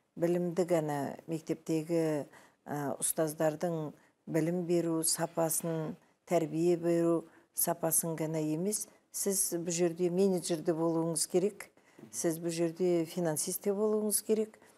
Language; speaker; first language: Kazakh; native; Kazakh